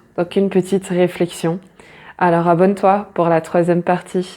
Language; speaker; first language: French; native; French